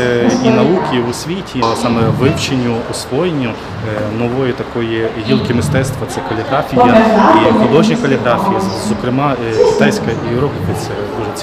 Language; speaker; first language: Ukrainian; native; Ukrainian